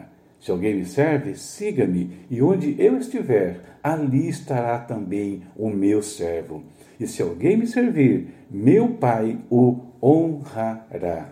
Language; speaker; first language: Portuguese; native; Portuguese